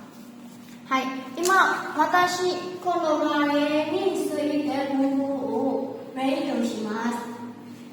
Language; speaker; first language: Japanese; non-native, learner; Burmese